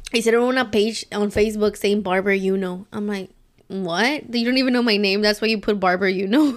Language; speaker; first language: English; early bilingual, other home language; Spanish